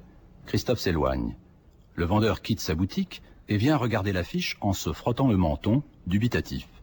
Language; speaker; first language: French; native; French